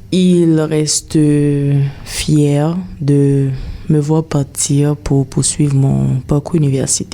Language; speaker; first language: French; non-native, local second language; Haitian Creole